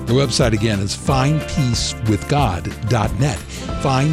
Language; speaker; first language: English; native; English